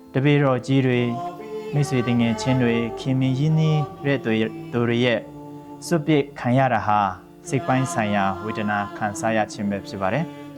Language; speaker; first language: Burmese; non-native, local second language; Hakha Chin